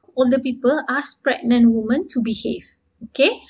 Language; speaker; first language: English; non-native, local second language; Malay